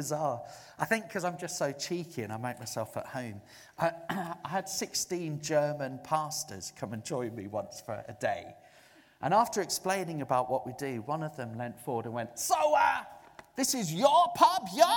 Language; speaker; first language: English; native; English